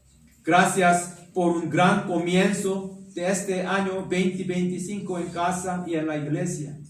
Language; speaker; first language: Spanish; non-native, learner; Korean